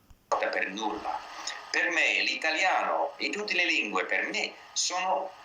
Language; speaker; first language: Italian; non-native, learner; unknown